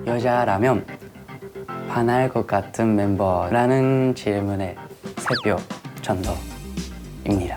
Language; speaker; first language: Korean; non-native, learner; Japanese